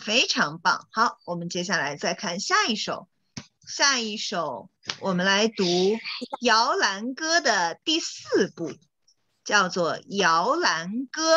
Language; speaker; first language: Chinese; native; Chinese